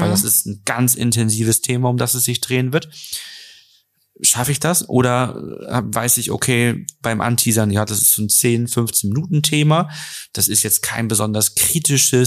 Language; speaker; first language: German; native; German